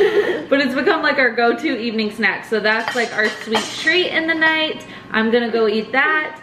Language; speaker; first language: English; native; English